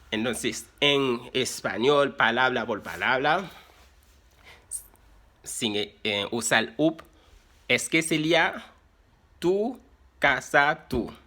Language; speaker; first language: Spanish; non-native, fluent; Haitian Creole